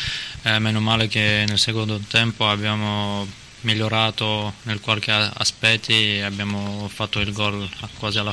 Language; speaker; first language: Italian; non-native, fluent; Armenian